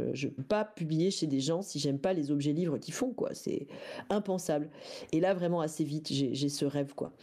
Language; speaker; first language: French; native; French